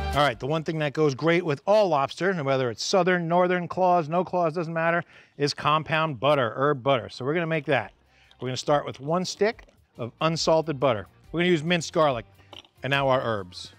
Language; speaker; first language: English; native; English